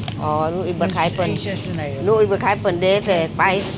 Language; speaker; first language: Dutch; non-native, learner; Thai